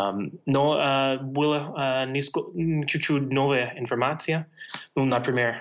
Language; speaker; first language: Russian; non-native, fluent; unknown